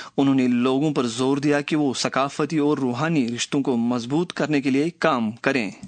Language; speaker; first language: Urdu; non-native, local second language; Kashmiri